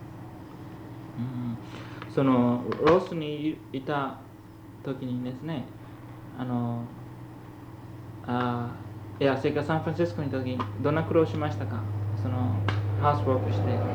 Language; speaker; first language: Japanese; early bilingual, heritage; Japanese